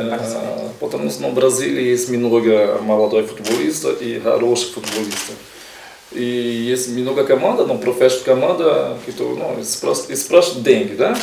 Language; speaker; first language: Russian; non-native, learner; Portuguese